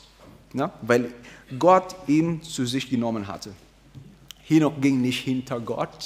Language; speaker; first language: German; non-native, fluent; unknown